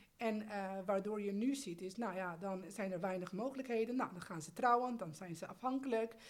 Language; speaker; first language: Dutch; early bilingual, other home language; Albanian